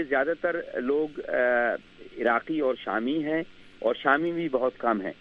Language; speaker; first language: Urdu; native; Urdu